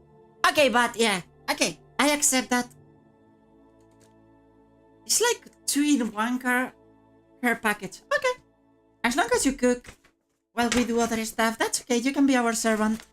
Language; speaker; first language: English; non-native, fluent; Spanish